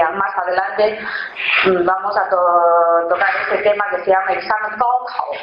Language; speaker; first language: Spanish; non-native, fluent; Chinese